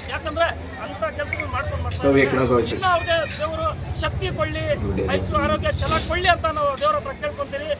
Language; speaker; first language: Kannada; non-native, local second language; Urdu